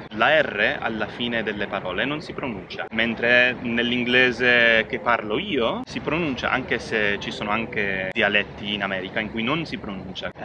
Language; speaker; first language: Italian; non-native, fluent; English